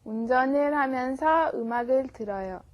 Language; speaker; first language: Korean; non-native, learner; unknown